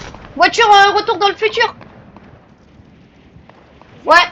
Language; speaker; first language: French; native; French